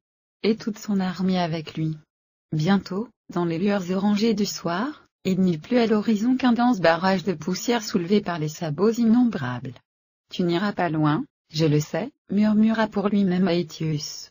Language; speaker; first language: French; native; French